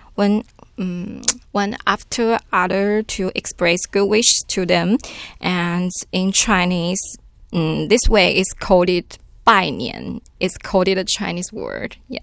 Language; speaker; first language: English; non-native, learner; Chinese